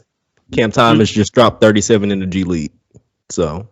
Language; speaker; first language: English; native; English